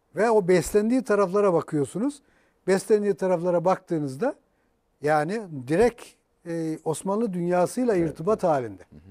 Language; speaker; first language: Turkish; native; Turkish